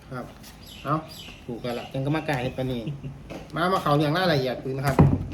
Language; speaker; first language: Thai; native; Thai